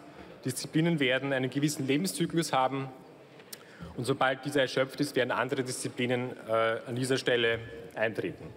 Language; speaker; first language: German; native; German